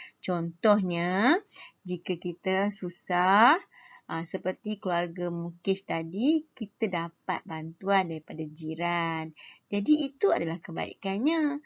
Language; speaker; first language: Malay; native; Malay